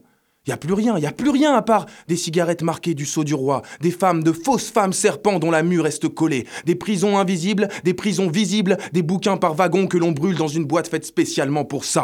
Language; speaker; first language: French; native; French